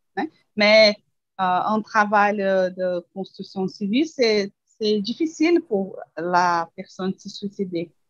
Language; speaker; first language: French; non-native, learner; Portuguese